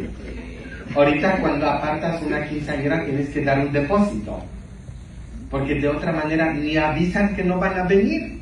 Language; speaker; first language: Spanish; non-native, fluent; English